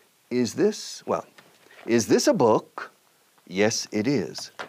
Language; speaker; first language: English; native; English